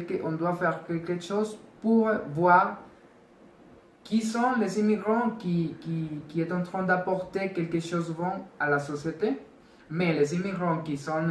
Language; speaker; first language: French; non-native, learner; Spanish